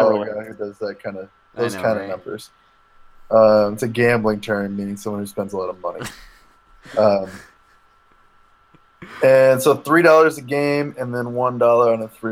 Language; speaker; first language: English; native; English